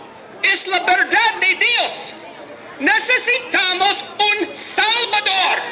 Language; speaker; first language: Spanish; non-native, learner; English